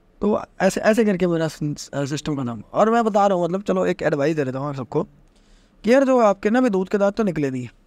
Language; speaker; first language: Hindi; native; Hindi